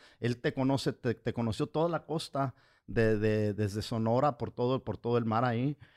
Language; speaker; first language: Spanish; early bilingual, heritage; Spanish